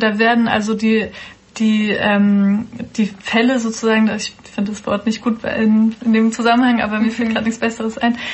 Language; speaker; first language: German; native; German